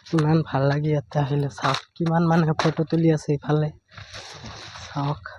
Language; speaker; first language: Assamese; non-native, local second language; Bangla